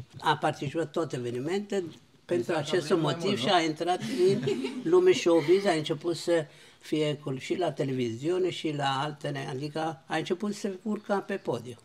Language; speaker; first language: Romanian; non-native, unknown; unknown